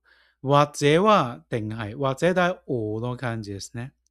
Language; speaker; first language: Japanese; non-native, fluent; Cantonese